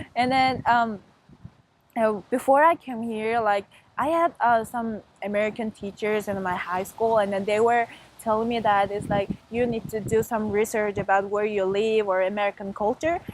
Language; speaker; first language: English; non-native, fluent; Mongolian